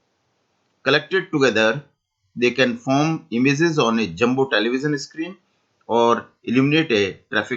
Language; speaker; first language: English; non-native, local second language; Hindi